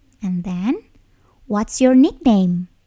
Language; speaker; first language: English; non-native, learner; Indonesian